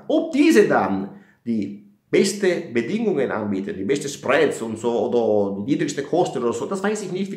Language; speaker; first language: German; non-native, fluent; Italian